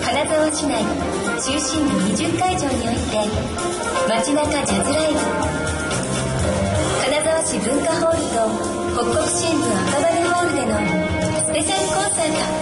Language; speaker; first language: Japanese; native; Japanese